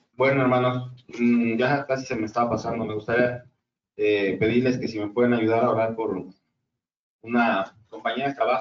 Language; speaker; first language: Spanish; native; Spanish